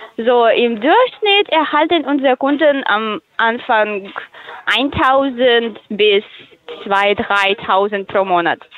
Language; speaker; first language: German; non-native, learner; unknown